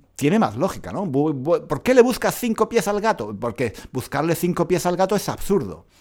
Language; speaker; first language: Spanish; native; Spanish